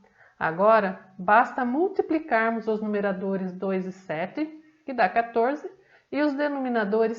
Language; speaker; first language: Portuguese; native; Portuguese